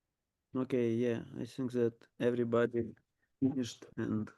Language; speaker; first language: English; non-native, learner; Ukrainian